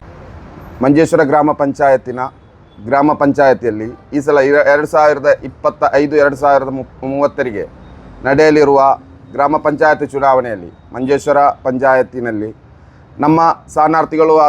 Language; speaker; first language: Kannada; non-native, local second language; Malayalam